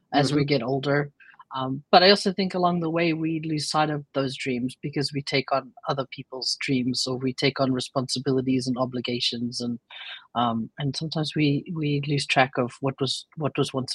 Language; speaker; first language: English; native; English